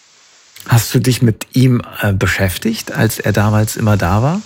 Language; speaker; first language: German; native; German